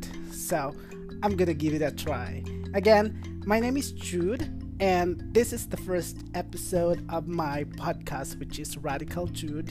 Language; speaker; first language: English; non-native, local second language; Filipino